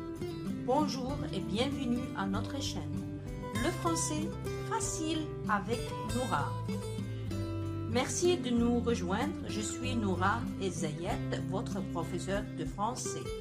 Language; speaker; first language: French; non-native, fluent; Arabic